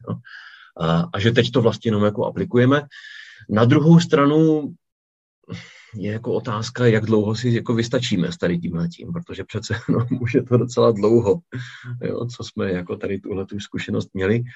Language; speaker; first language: Czech; native; Czech